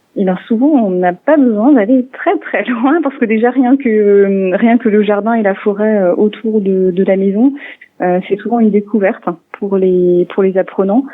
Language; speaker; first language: French; non-native, local second language; Swiss German